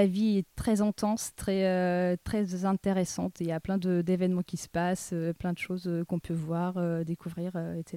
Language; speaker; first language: French; non-native, fluent; Russian